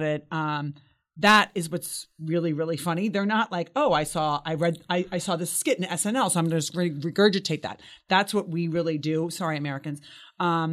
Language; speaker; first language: English; native; English